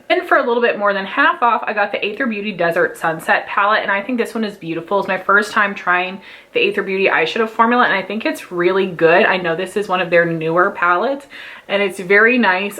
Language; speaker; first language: English; native; English